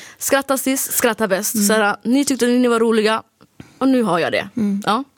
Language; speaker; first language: Swedish; early bilingual, other home language; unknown